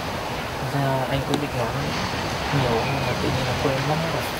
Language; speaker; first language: Vietnamese; native; Vietnamese